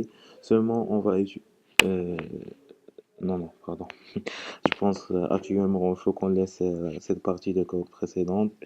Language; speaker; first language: French; non-native, local second language; Arabic